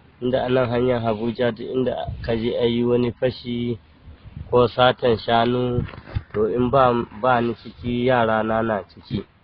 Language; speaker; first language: Hausa; non-native, local second language; Fula